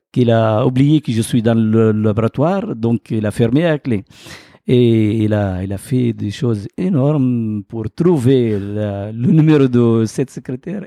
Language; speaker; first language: French; non-native, fluent; Arabic